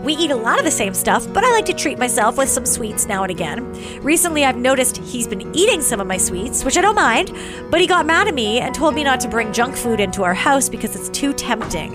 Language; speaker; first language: English; native; English